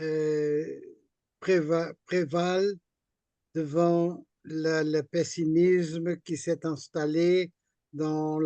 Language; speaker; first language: French; non-native, fluent; Portuguese